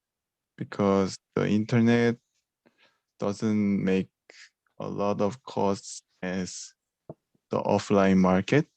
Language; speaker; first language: English; non-native, learner; Korean